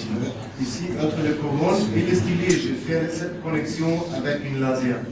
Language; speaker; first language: French; non-native, learner; German